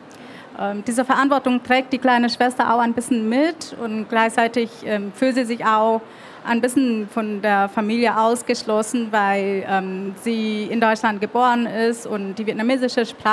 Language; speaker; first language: German; early bilingual, other home language; Vietnamese